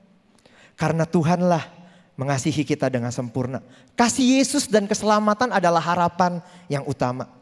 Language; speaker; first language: Indonesian; native; Indonesian